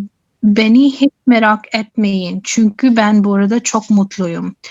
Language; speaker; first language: Turkish; non-native, learner; Urdu